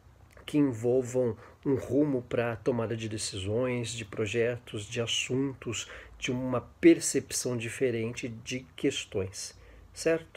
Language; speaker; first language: Portuguese; native; Portuguese